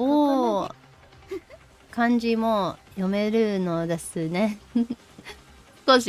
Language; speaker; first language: Japanese; non-native, learner; English